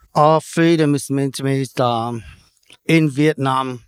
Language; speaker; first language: English; non-native, learner; Vietnamese